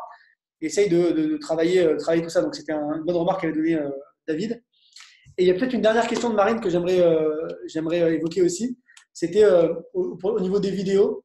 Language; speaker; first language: French; native; French